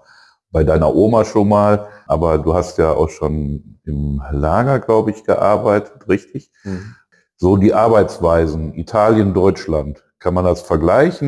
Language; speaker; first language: German; native; German